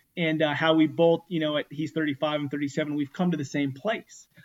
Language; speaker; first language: English; native; English